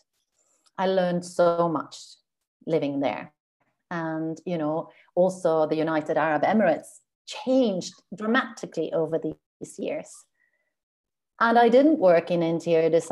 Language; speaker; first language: English; non-native, fluent; Swedish